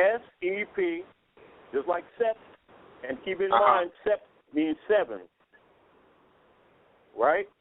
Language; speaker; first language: English; native; English